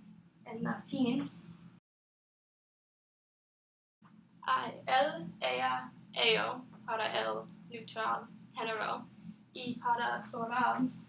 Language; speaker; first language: Spanish; non-native, learner; English